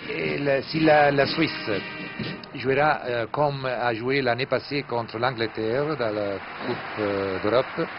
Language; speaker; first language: French; non-native, fluent; Italian